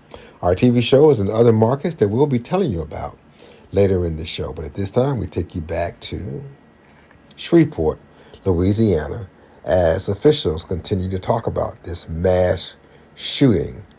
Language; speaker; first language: English; native; English